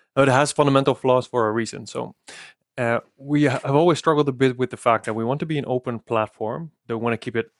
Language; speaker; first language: English; non-native, fluent; Dutch